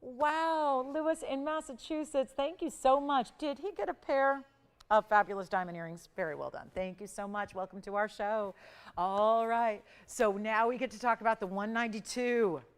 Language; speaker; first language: English; native; English